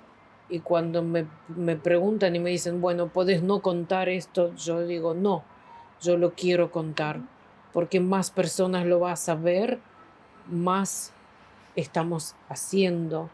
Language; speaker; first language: Spanish; non-native, fluent; Ukrainian